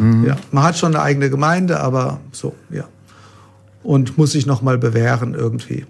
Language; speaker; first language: German; native; German